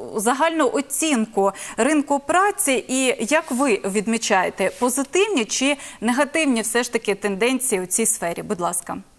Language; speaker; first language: Ukrainian; native; Ukrainian